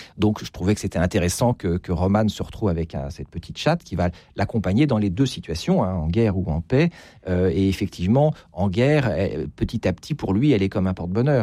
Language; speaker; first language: French; native; French